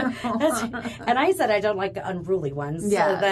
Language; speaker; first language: English; native; English